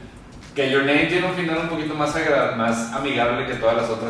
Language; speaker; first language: Spanish; native; Spanish